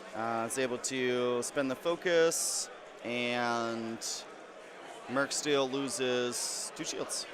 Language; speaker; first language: English; native; English